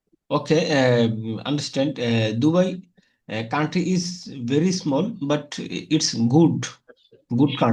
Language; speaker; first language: English; non-native, fluent; Bangla